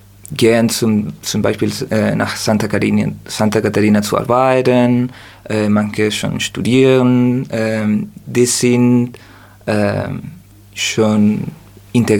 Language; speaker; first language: German; non-native, learner; Spanish